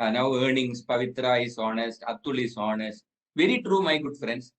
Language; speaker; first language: English; non-native, local second language; Malayalam